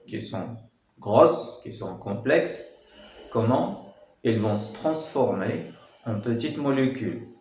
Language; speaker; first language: French; non-native, local second language; Arabic